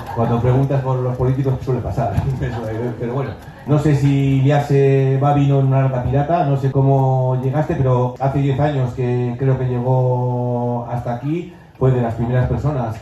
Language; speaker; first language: Spanish; native; Spanish